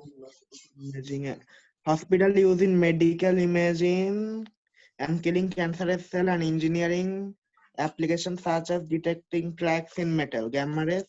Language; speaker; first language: English; non-native, local second language; Bangla